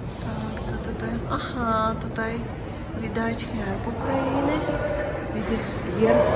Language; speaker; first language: Polish; non-native, learner; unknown